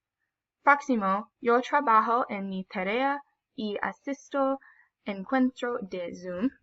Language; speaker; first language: Spanish; non-native, learner; English